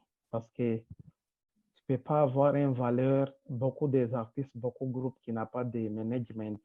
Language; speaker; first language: French; non-native, local second language; Rundi